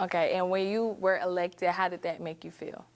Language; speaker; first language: English; native; English